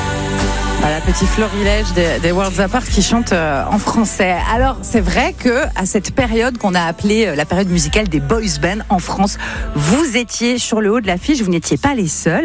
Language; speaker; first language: French; native; French